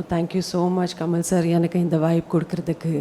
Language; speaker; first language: Tamil; non-native, fluent; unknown